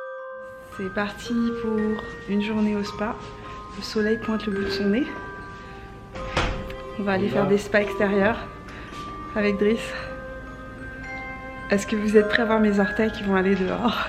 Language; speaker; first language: French; native; French